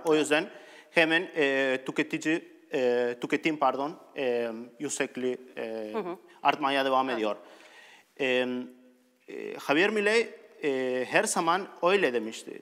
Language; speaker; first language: Turkish; non-native, learner; Spanish